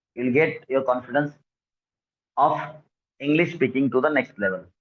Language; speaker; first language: English; non-native, local second language; Marathi